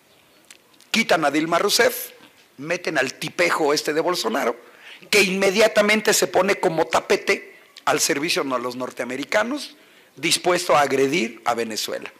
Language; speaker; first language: Spanish; native; Spanish